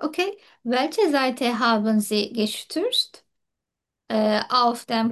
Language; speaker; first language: German; non-native, learner; Turkish